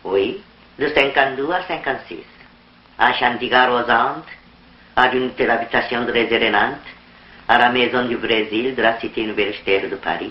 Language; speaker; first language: French; non-native, fluent; Korean